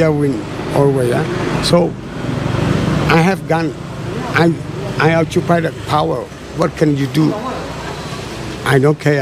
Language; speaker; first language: English; non-native, learner; Burmese